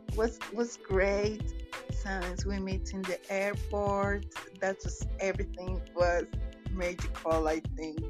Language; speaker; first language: English; non-native, learner; Spanish